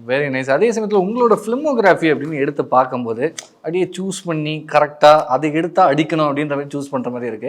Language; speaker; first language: Tamil; native; Tamil